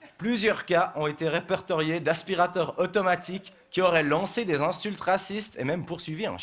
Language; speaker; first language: French; native; French